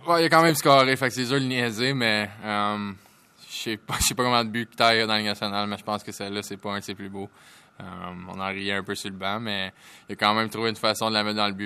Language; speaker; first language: French; native; French